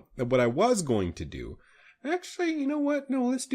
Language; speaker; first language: English; native; English